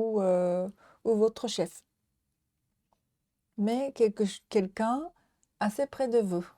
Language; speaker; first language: French; non-native, learner; Japanese